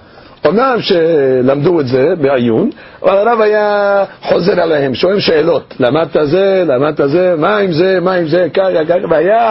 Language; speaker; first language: Hebrew; non-native, fluent; English